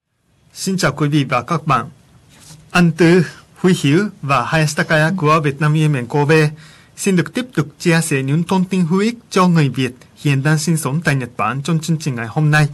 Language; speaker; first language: Vietnamese; non-native, fluent; Japanese